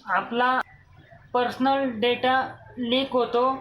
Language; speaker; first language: Marathi; non-native, local second language; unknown